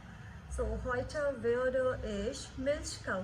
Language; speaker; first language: German; non-native, fluent; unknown